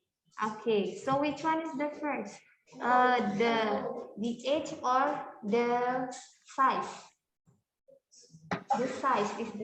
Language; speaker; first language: English; non-native, fluent; Indonesian